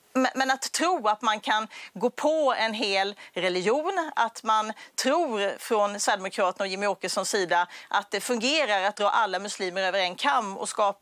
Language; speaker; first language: Swedish; native; Swedish